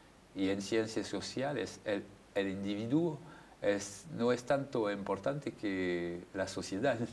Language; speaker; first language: Spanish; non-native, fluent; French